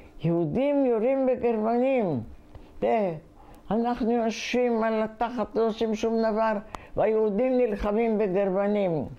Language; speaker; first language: Hebrew; non-native, fluent; Polish